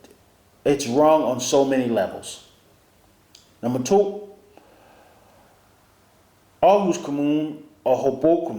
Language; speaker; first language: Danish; non-native, learner; English